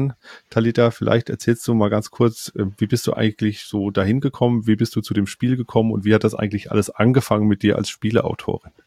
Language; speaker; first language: German; native; German